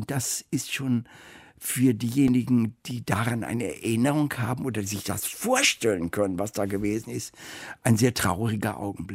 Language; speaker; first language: German; native; German